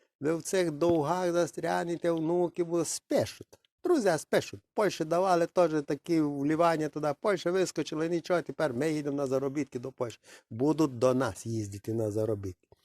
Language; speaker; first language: Ukrainian; non-native, local second language; Russian